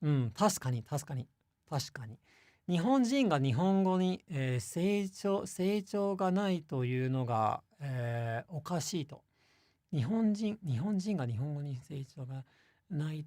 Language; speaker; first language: Japanese; non-native, fluent; English